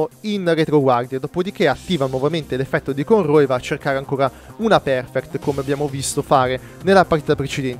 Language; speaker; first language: Italian; native; Italian